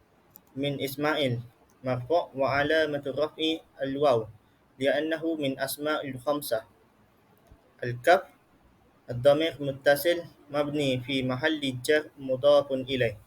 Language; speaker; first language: Arabic; non-native, learner; Malay